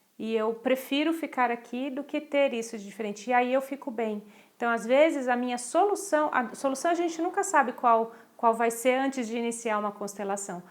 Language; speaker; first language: Portuguese; native; Portuguese